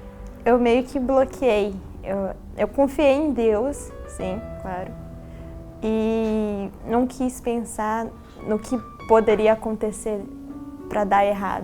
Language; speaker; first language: Portuguese; early bilingual, heritage; Portuguese